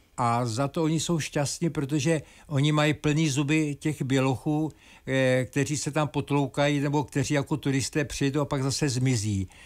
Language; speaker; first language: Czech; native; Czech